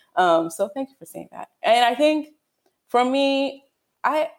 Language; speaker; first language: English; non-native, local second language; Yoruba